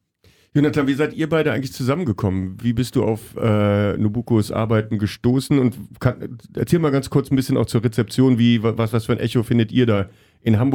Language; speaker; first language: German; native; German